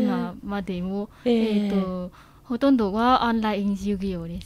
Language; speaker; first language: Japanese; non-native, fluent; Vietnamese